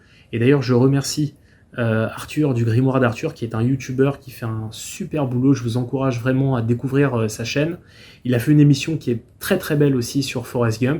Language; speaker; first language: French; native; French